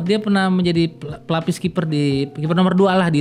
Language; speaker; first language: Indonesian; native; Indonesian